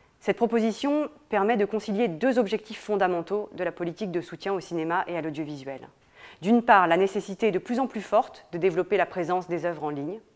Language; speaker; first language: French; native; French